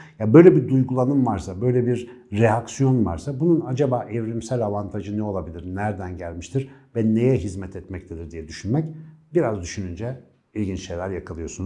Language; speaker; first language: Turkish; native; Turkish